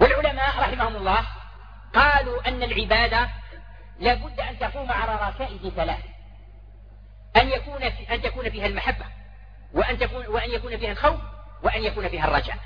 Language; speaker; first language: Arabic; native; Arabic